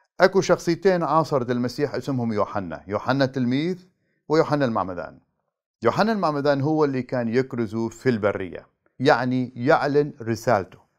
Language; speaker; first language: Arabic; native; Arabic